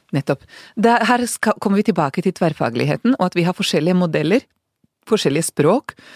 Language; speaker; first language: Norwegian; non-native, fluent; Serbian